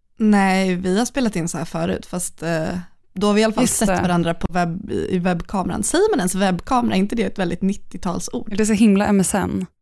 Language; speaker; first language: Swedish; native; Swedish